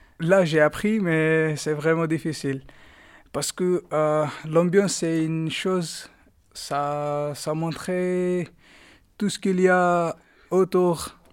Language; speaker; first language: French; non-native, learner; Pashto